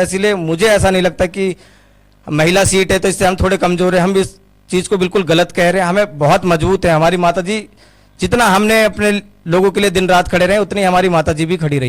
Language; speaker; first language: Hindi; native; Hindi